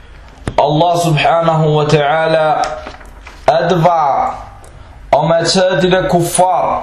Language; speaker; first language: Danish; early bilingual, other home language; Arabic